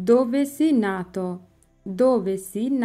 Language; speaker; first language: Italian; non-native, learner; Bangla